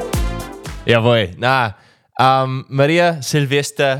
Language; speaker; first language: German; non-native, learner; English